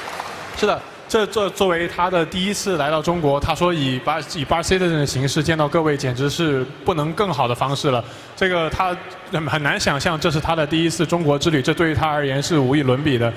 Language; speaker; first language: Chinese; native; Chinese